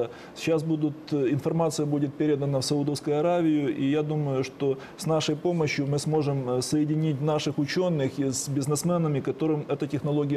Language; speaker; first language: Russian; native; Russian